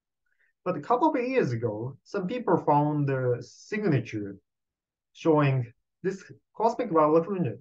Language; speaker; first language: English; non-native, fluent; Japanese